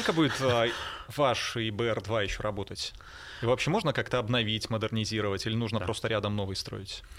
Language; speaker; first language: Russian; native; Russian